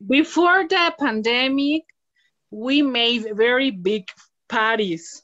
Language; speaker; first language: English; non-native, learner; Spanish